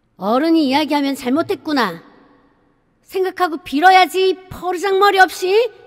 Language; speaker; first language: Korean; native; Korean